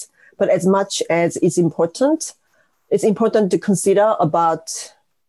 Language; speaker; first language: English; non-native, fluent; Korean